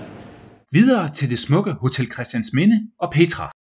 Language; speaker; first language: Danish; native; Danish